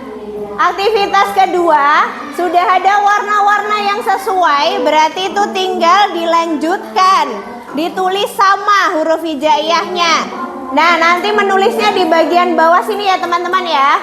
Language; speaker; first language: Indonesian; native; Indonesian